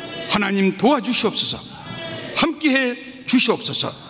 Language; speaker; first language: Korean; native; Korean